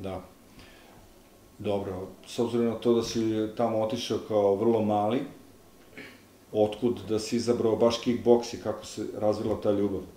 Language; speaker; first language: Serbian; native; Serbian